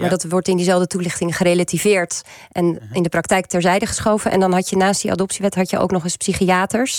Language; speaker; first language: Dutch; native; Dutch